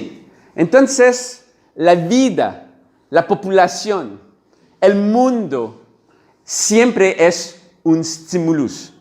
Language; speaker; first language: Spanish; non-native, learner; French